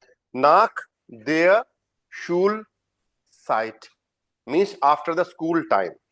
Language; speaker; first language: German; non-native, learner; Hindi